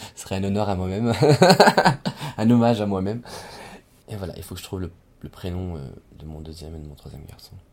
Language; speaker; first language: French; native; French